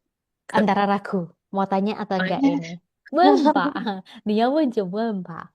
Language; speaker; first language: Indonesian; native; Indonesian